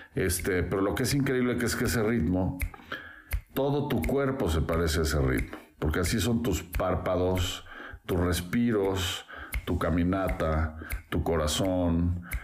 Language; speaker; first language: Spanish; native; Spanish